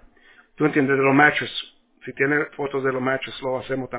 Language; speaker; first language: Spanish; early bilingual, heritage; Spanish